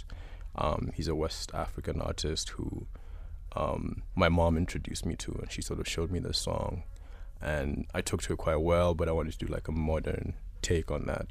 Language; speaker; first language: English; non-native, local second language; Ganda